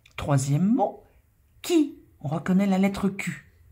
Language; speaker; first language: French; native; French